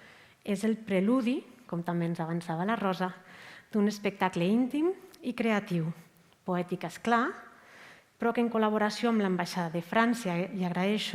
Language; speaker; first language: Catalan; native; Catalan